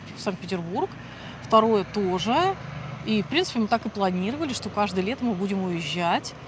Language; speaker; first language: Russian; native; Russian